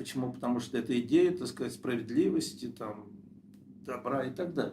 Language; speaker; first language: Russian; native; Russian